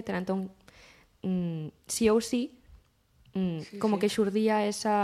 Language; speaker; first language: Galician; native; Galician